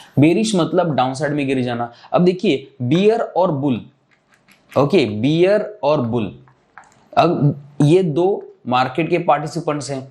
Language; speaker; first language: Hindi; non-native, local second language; Marathi